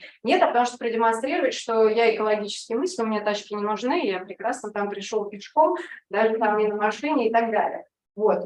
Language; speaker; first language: Russian; native; Russian